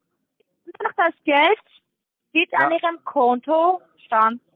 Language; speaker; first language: German; non-native, learner; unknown